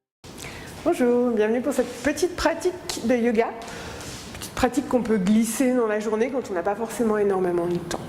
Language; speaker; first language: French; native; French